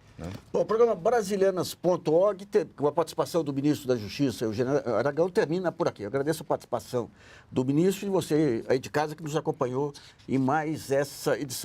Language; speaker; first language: Portuguese; native; Portuguese